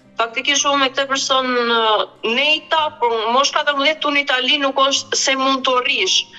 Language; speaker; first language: Albanian; early bilingual, heritage; Albanian